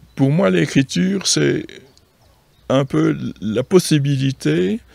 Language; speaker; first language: French; native; French